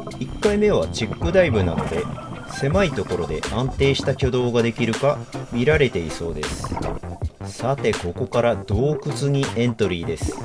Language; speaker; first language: Japanese; native; Japanese